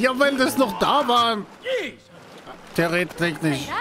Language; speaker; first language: German; native; German